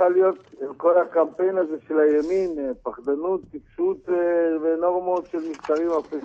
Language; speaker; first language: Hebrew; native; Hebrew